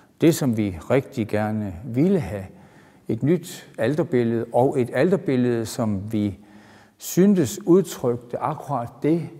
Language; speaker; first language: Danish; native; Danish